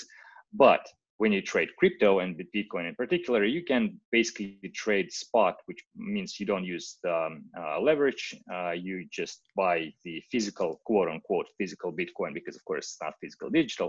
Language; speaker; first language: English; non-native, fluent; Russian